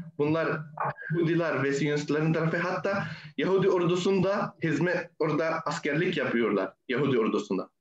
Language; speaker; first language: Turkish; non-native, fluent; Arabic